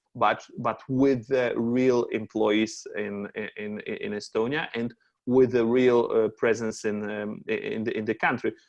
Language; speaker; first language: English; non-native, fluent; Polish